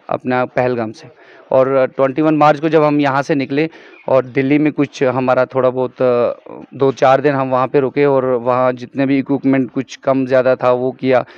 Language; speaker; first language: Hindi; non-native, local second language; Kashmiri